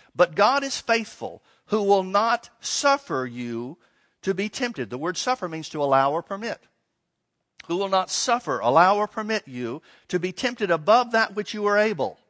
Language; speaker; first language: English; native; English